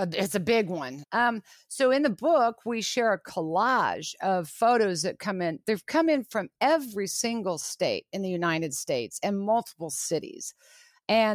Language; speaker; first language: English; native; English